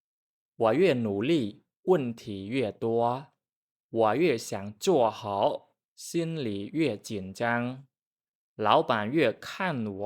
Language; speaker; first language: Chinese; non-native, fluent; Khmer